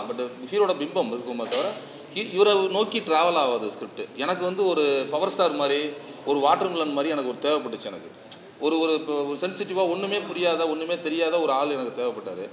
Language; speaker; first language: Tamil; native; Tamil